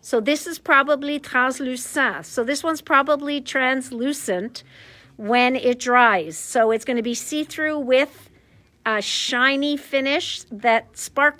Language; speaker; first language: English; native; English